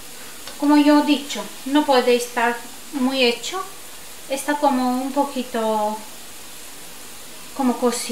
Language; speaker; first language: Spanish; non-native, learner; Turkish